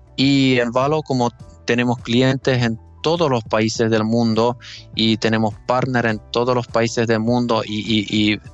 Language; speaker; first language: Spanish; non-native, fluent; Finnish